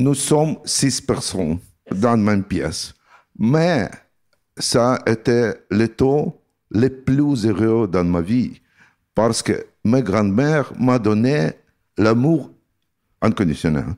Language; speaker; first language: French; non-native, learner; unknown